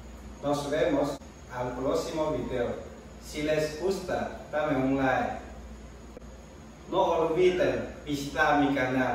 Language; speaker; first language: Spanish; non-native, learner; Chinese